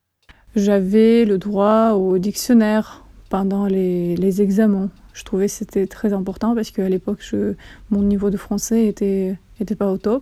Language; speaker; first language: French; non-native, fluent; Russian